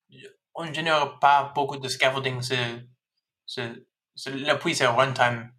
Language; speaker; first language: French; non-native, fluent; English